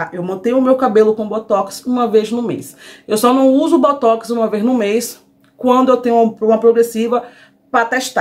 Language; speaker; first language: Portuguese; native; Portuguese